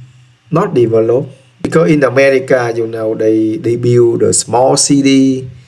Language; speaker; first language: English; non-native, learner; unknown